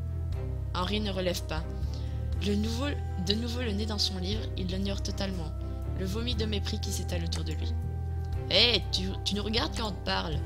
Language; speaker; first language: French; native; French